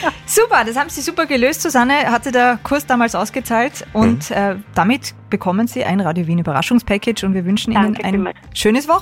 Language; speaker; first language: German; native; German